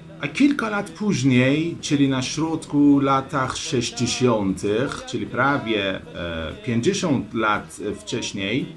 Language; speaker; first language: Polish; non-native, learner; Persian